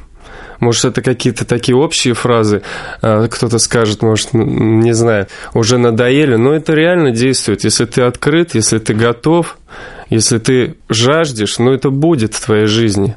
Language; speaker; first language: Russian; native; Russian